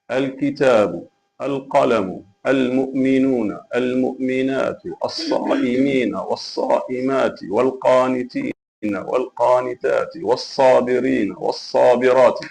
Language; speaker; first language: Arabic; non-native, fluent; Malay